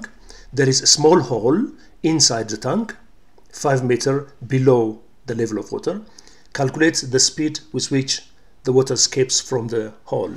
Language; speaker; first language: English; non-native, local second language; Amharic